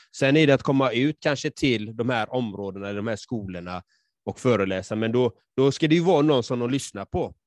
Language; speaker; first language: Swedish; native; Swedish